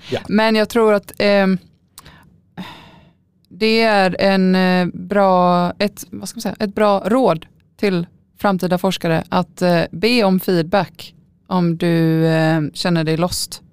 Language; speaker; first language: Norwegian; non-native, learner; Swedish